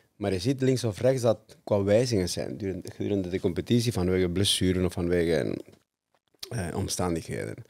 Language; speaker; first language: Dutch; non-native, fluent; Spanish